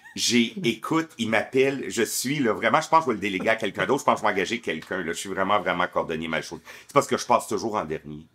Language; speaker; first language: French; native; French